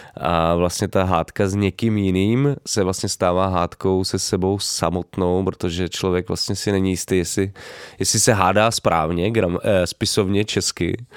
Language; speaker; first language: Czech; native; Czech